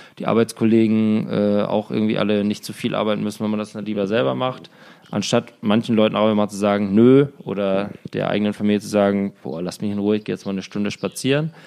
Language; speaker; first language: German; native; German